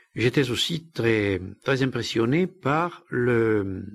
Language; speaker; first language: French; native; French